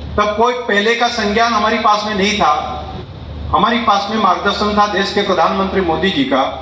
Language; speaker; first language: Hindi; non-native, local second language; Gujarati